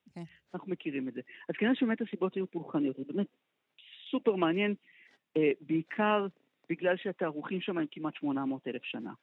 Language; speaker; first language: Hebrew; native; Hebrew